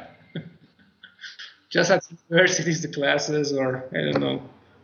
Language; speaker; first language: English; non-native, fluent; Persian